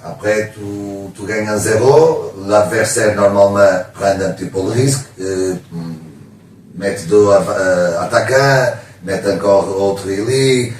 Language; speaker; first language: French; non-native, learner; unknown